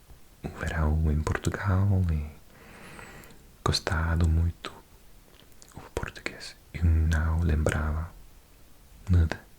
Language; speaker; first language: Portuguese; non-native, fluent; English